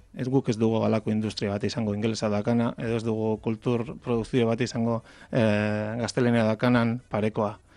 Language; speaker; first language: Basque; native; Basque